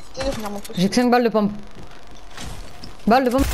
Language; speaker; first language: French; native; French